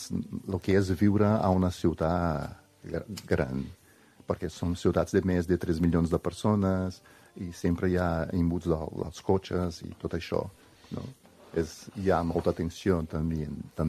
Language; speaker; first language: Catalan; non-native, fluent; Portuguese